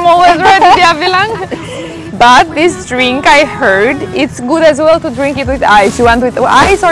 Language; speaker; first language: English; non-native, fluent; Romanian